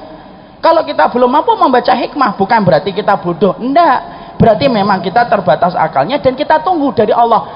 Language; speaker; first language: Indonesian; native; Indonesian